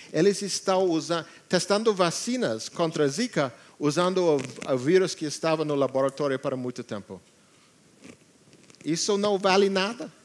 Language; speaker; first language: Portuguese; non-native, learner; English